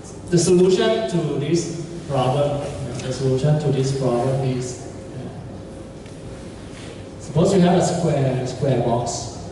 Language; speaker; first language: English; non-native, fluent; Thai